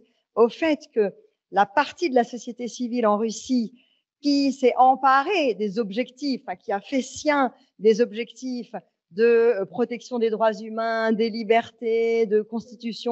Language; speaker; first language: French; native; French